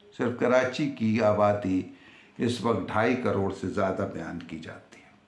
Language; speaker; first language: Urdu; native; Urdu